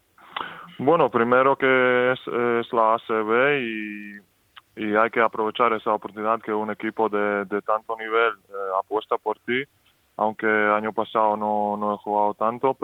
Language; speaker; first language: Spanish; non-native, fluent; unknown